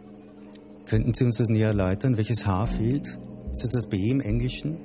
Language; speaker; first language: German; native; German